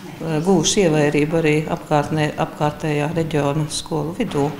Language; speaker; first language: Latvian; native; Latvian